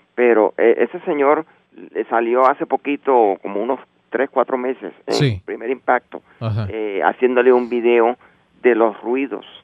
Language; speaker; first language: Spanish; native; Spanish